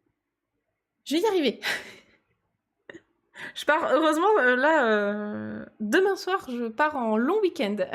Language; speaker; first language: French; native; French